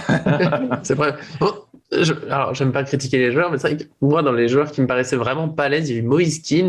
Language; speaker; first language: French; native; French